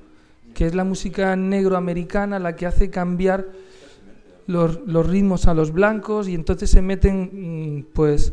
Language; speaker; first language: Spanish; native; Spanish